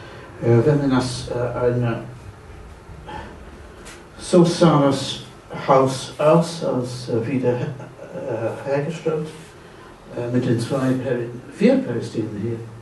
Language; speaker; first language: German; non-native, fluent; English